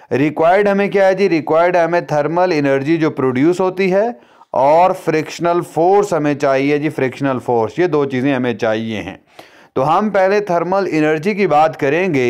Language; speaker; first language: Urdu; non-native, local second language; Punjabi